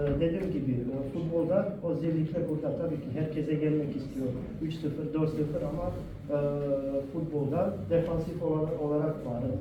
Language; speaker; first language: Turkish; non-native, fluent; Bosnian